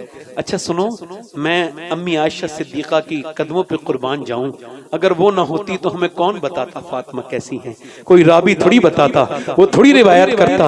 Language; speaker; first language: Urdu; native; Urdu